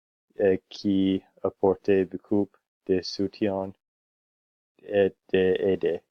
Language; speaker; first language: French; non-native, learner; English